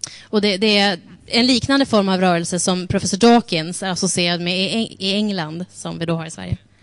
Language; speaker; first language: Swedish; native; Swedish